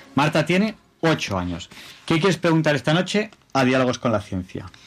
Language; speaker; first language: Spanish; native; Spanish